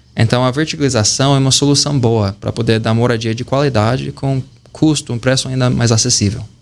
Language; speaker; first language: Portuguese; non-native, fluent; English